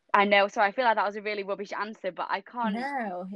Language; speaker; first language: English; native; English